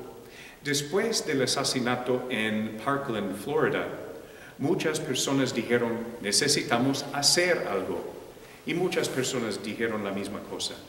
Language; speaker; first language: Spanish; non-native, fluent; English